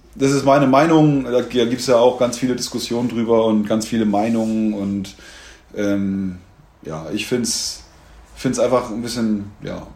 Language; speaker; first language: German; native; German